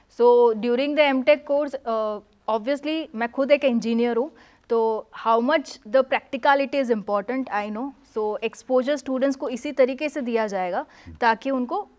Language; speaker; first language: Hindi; non-native, local second language; Gujarati